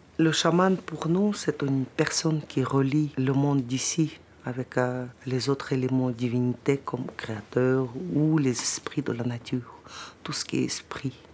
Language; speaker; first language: French; non-native, fluent; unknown